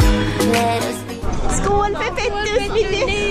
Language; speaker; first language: Swedish; native; Swedish